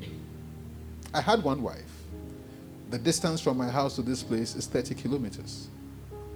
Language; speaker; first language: English; non-native, local second language; Akan